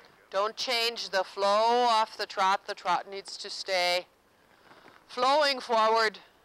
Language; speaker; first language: English; non-native, fluent; German